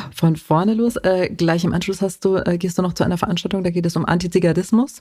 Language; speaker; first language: German; native; German